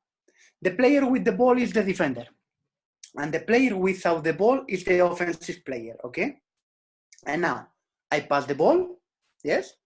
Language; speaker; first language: English; non-native, learner; Spanish